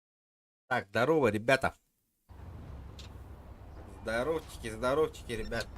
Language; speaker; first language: Russian; non-native, local second language; Yakut